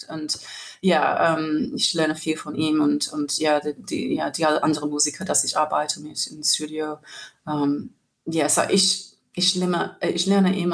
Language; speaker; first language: German; non-native, learner; English